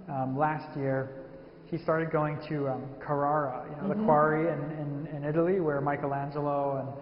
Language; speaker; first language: English; native; English